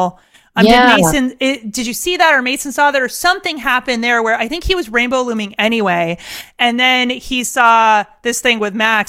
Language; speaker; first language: English; native; English